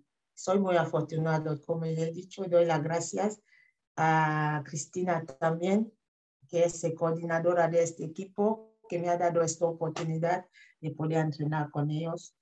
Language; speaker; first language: Spanish; non-native, fluent; French